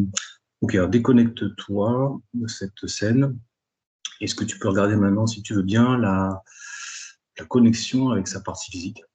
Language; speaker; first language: French; native; French